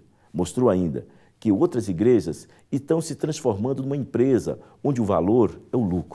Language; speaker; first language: Portuguese; native; Portuguese